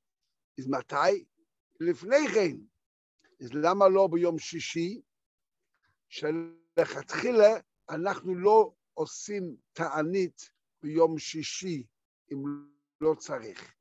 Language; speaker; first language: Hebrew; non-native, fluent; Yiddish